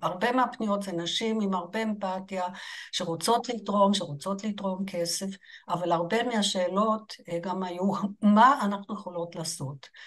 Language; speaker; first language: Hebrew; non-native, fluent; German